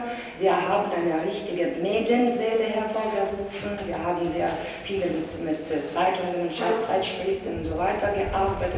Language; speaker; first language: German; non-native, fluent; Russian